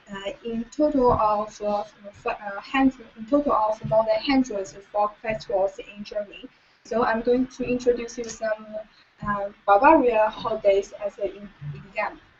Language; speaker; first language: English; non-native, learner; Chinese